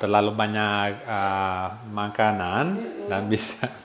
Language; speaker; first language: Indonesian; non-native, learner; Catalan